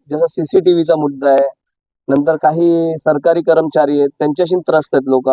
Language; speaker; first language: Marathi; non-native, local second language; Hindi